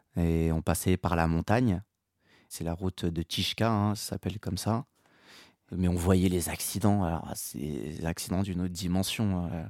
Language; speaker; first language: French; early bilingual, other home language; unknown